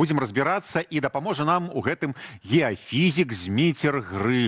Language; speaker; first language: Belarusian; native; Belarusian